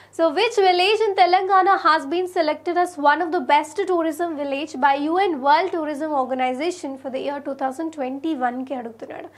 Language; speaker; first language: English; non-native, local second language; Telugu